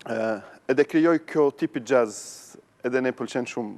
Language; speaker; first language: Albanian; non-native, learner; Arabic